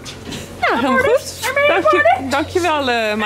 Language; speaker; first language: Dutch; native; Dutch